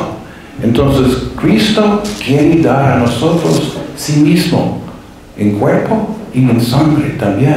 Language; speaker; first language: Spanish; non-native, fluent; English